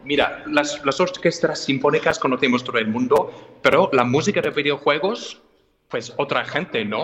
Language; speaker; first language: Spanish; non-native, fluent; English